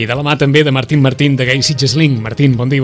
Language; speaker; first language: Catalan; native; Catalan